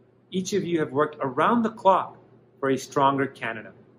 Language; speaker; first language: English; native; English